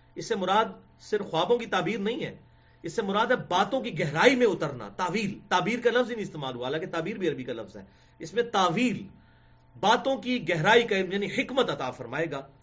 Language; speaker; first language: Urdu; non-native, local second language; Punjabi